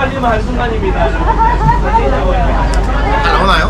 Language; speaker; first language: Korean; native; Korean